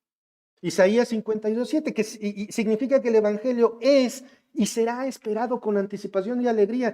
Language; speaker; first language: Spanish; native; Spanish